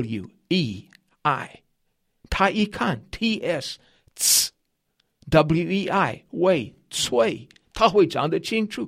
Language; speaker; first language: Chinese; non-native, fluent; English